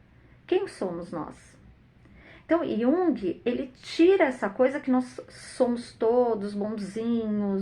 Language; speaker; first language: Portuguese; native; Portuguese